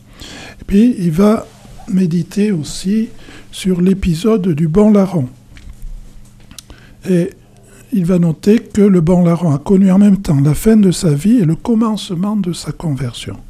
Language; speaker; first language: French; native; French